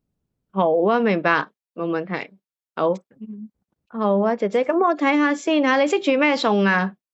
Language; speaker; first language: Cantonese; native; Cantonese